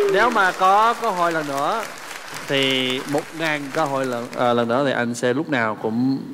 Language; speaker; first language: Vietnamese; non-native, fluent; English